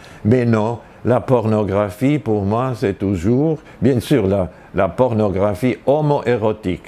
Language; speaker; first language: French; non-native, fluent; Spanish